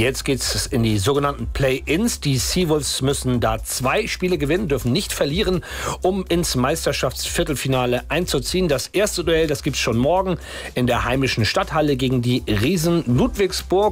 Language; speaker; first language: German; native; German